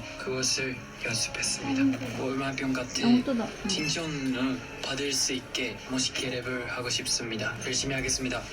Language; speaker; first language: Korean; non-native, fluent; Japanese